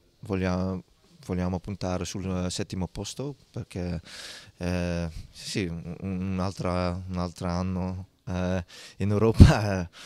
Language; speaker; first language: Italian; non-native, learner; Dutch